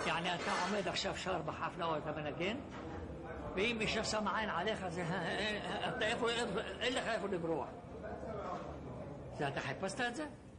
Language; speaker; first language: Hebrew; non-native, fluent; Arabic